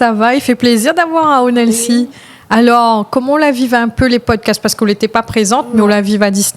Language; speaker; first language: French; non-native, local second language; Réunion Creole French